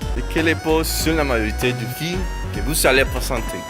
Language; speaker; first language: French; non-native, learner; Spanish